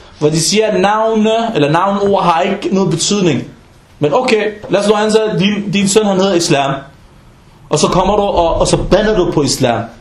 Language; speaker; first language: Danish; non-native, fluent; Arabic